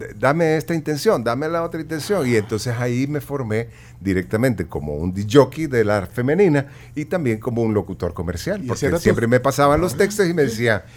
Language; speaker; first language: Spanish; native; Spanish